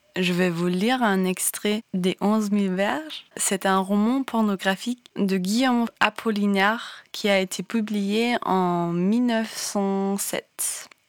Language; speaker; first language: French; non-native, fluent; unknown